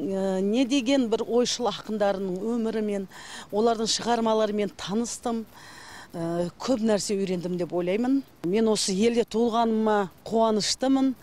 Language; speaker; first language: Kazakh; non-native, local second language; Uzbek